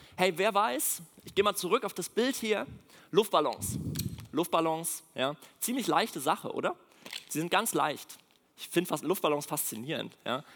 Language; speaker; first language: German; native; German